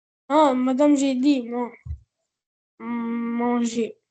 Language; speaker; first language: French; non-native, learner; Arabic